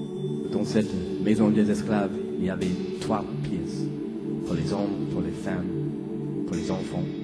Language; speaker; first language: French; non-native, learner; English